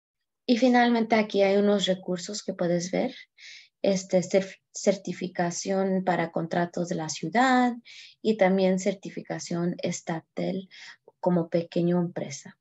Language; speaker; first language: Spanish; early bilingual, heritage; Spanish